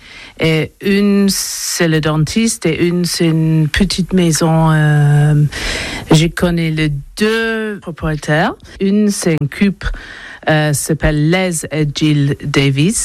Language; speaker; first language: French; non-native, learner; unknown